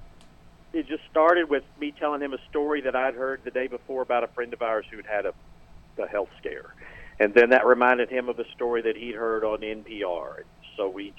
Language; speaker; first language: English; native; English